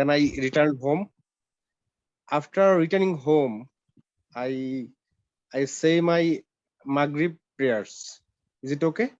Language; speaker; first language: English; non-native, learner; Bangla